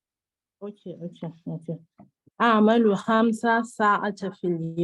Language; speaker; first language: Arabic; non-native, learner; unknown